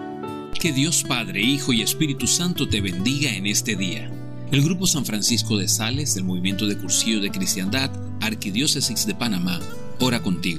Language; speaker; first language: Spanish; native; Spanish